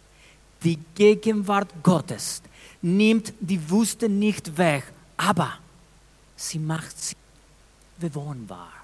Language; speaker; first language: German; non-native, fluent; Spanish